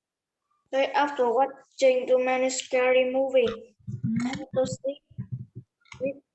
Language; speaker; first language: English; non-native, learner; Vietnamese